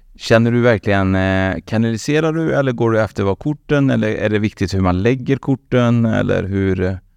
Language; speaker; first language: Swedish; native; Swedish